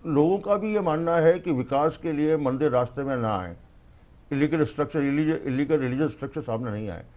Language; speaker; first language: Hindi; native; Hindi